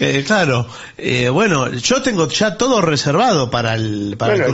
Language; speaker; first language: Spanish; native; Spanish